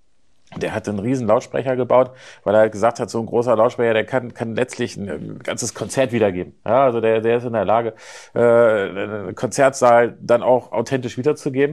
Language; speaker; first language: German; native; German